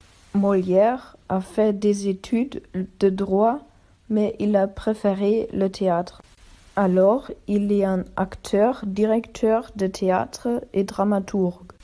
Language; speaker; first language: French; non-native, learner; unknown